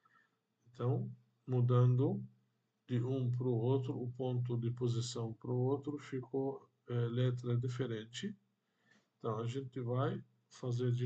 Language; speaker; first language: Portuguese; non-native, fluent; Arabic